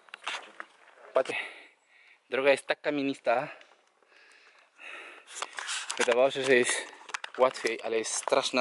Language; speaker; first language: Polish; non-native, learner; Spanish